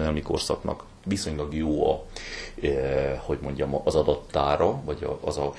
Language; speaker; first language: Hungarian; native; Hungarian